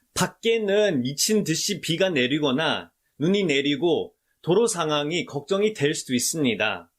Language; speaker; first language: Korean; non-native, fluent; English